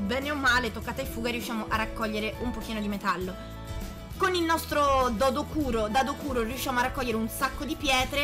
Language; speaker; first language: Italian; native; Italian